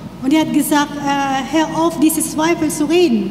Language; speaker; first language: German; non-native, learner; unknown